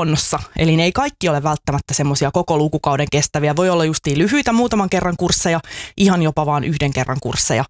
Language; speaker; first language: Finnish; native; Finnish